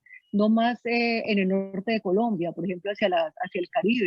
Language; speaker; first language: Spanish; native; Spanish